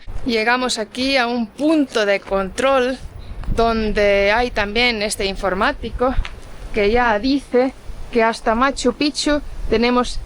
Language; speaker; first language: Spanish; non-native, fluent; Portuguese